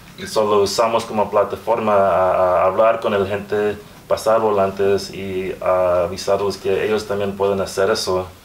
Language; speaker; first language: Spanish; early bilingual, heritage; Spanish